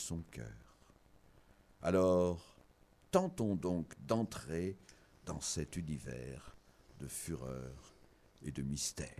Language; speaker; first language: French; native; French